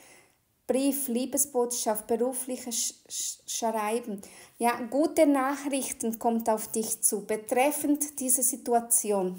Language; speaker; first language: German; non-native, fluent; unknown